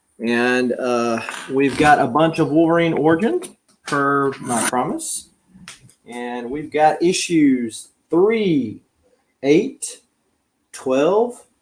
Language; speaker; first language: English; native; English